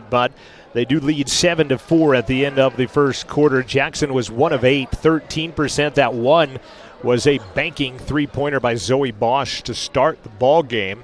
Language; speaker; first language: English; native; English